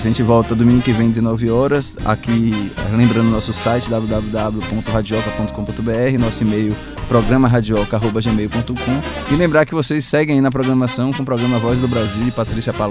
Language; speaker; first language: Portuguese; native; Portuguese